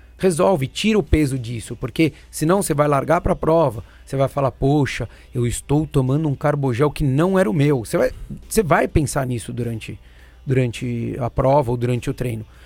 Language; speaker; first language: Portuguese; native; Portuguese